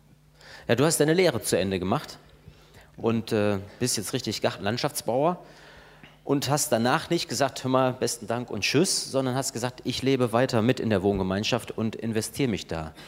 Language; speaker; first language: German; native; German